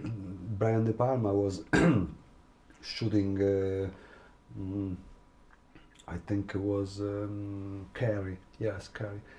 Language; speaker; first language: English; non-native, learner; Italian